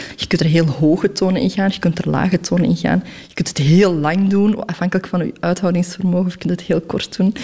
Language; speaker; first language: Dutch; early bilingual, other home language; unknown